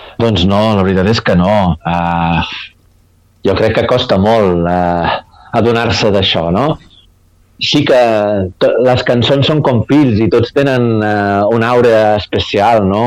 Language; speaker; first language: Catalan; native; Catalan